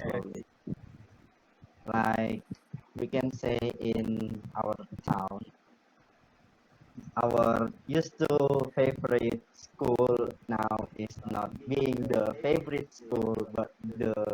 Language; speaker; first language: English; non-native, learner; Indonesian